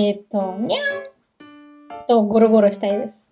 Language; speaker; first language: Japanese; non-native, learner; German